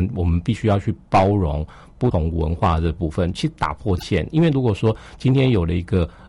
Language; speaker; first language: Chinese; native; Chinese